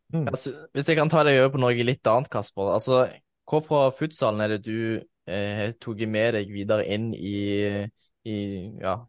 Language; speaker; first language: Norwegian; native; Norwegian